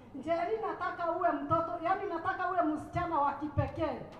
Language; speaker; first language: Swahili; non-native, local second language; Kikuyu